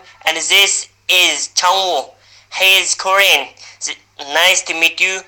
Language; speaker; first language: English; non-native, learner; Uyghur